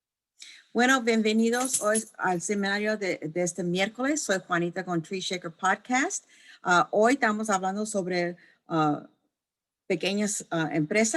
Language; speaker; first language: Spanish; early bilingual, heritage; English